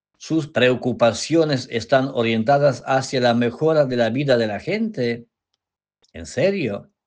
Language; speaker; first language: Spanish; non-native, fluent; Polish